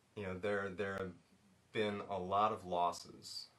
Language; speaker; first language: English; native; English